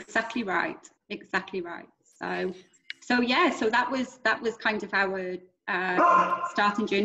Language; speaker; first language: English; native; English